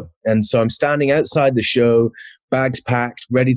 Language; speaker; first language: English; native; English